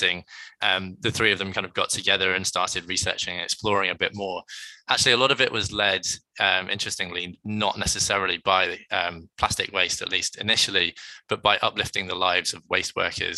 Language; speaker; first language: English; native; English